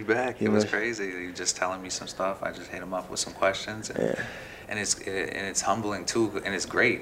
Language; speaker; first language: English; native; English